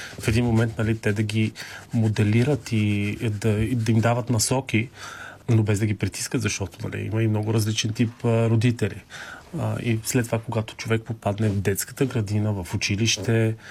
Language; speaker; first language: Bulgarian; native; Bulgarian